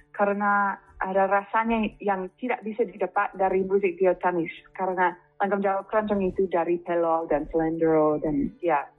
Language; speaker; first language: Indonesian; non-native, fluent; English